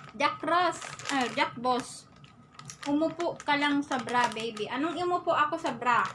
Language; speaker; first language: Filipino; non-native, local second language; Iloko